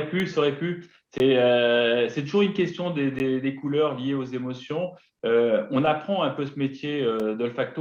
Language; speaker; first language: French; native; French